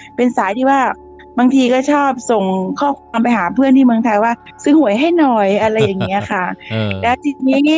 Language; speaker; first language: Thai; native; Thai